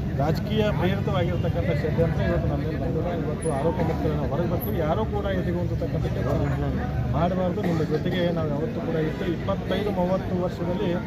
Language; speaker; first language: Kannada; native; Kannada